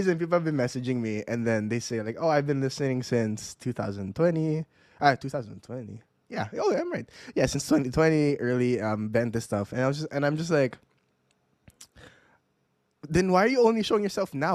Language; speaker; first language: English; non-native, local second language; Filipino